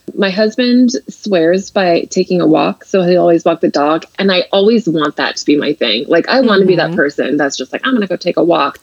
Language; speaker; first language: English; native; English